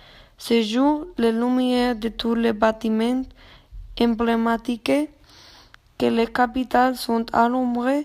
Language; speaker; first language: French; non-native, learner; Spanish